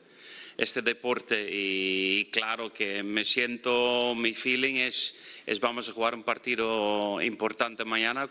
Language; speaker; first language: Spanish; non-native, fluent; Dutch